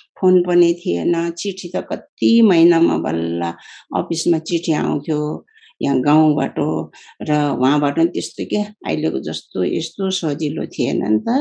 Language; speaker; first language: Nepali; non-native, local second language; Gurung